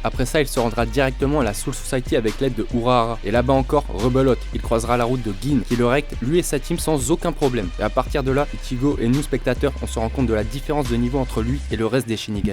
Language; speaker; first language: French; native; French